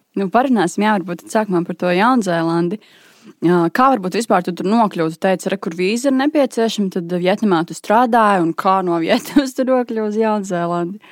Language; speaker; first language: Latvian; native; Latvian